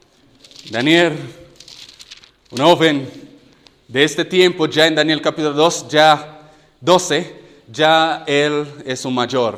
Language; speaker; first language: Spanish; non-native, learner; English